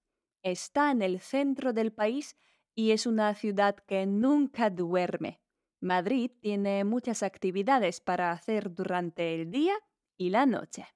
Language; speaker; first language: Spanish; non-native, fluent; Polish